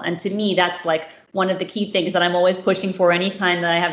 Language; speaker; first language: English; native; English